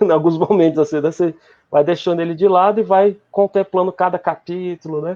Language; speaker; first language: Portuguese; native; Portuguese